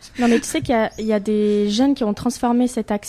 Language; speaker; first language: French; native; French